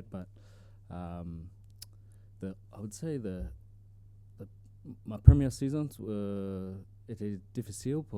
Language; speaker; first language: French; non-native, learner; English